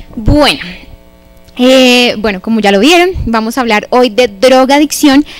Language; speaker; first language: Spanish; native; Spanish